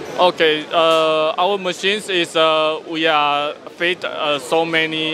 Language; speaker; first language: English; non-native, learner; Chinese